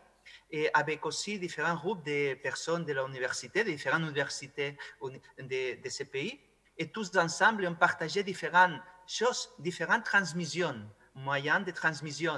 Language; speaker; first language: French; non-native, fluent; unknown